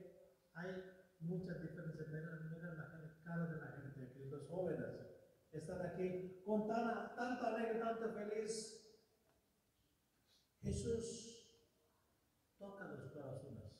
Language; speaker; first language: Spanish; non-native, fluent; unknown